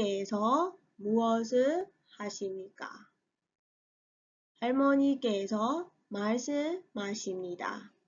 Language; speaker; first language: Korean; non-native, fluent; Burmese